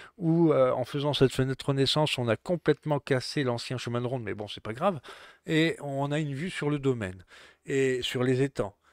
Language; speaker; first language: French; native; French